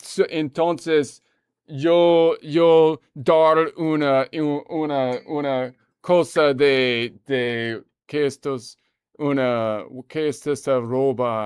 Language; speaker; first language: Spanish; non-native, learner; English